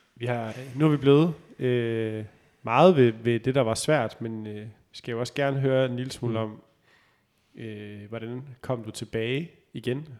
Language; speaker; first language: Danish; native; Danish